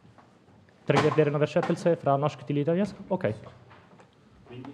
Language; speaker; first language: Norwegian; non-native, fluent; Italian